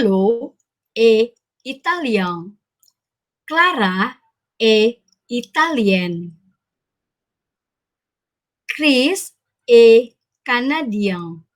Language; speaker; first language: French; non-native, fluent; Indonesian